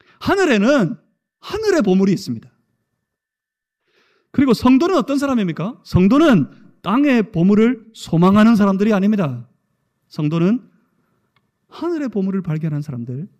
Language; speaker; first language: Korean; native; Korean